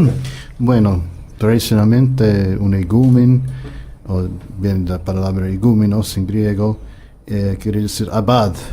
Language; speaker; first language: Spanish; non-native, fluent; English